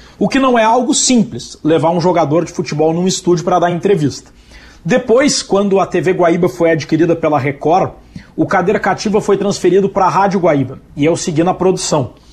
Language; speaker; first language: Portuguese; native; Portuguese